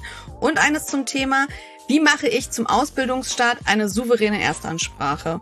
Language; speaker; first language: German; native; German